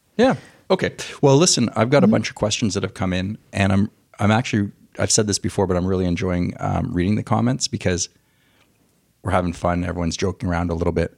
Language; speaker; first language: English; native; English